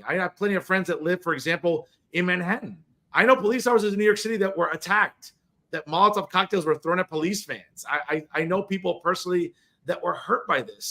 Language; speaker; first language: English; native; English